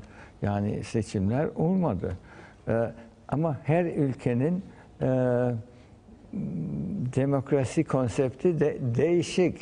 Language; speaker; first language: Turkish; early bilingual, heritage; Turkish